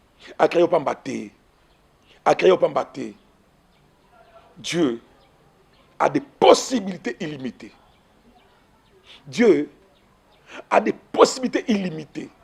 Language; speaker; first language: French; non-native, local second language; Lingala